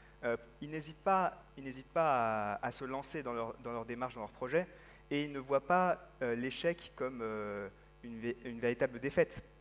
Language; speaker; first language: French; native; French